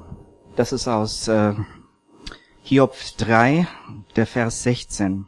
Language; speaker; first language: German; native; German